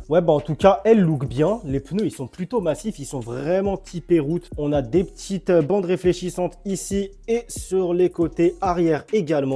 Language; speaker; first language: French; native; French